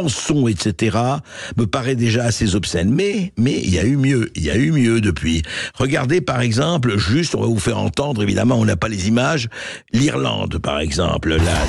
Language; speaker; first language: French; native; French